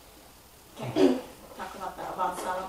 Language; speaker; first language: English; non-native, learner; Korean